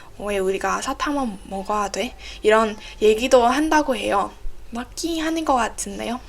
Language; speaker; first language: Korean; non-native, fluent; Burmese